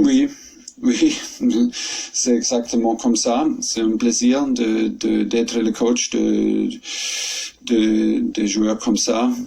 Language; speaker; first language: French; non-native, fluent; German